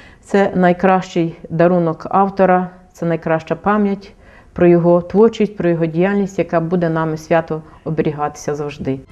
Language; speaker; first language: Ukrainian; native; Ukrainian